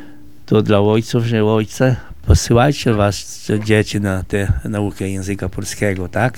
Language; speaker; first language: Polish; early bilingual, heritage; Polish